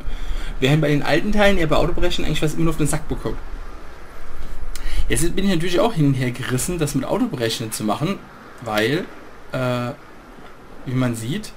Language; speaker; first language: German; native; German